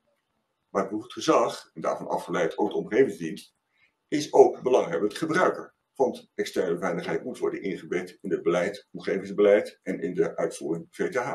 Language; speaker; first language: Dutch; native; Dutch